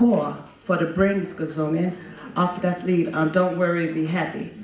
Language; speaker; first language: German; non-native, fluent; English